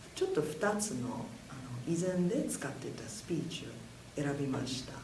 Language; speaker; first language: Japanese; non-native, fluent; English